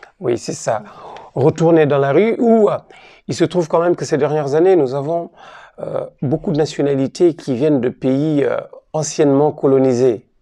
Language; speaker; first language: French; native; French